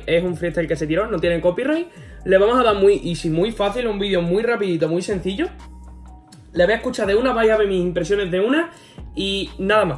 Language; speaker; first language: Spanish; native; Spanish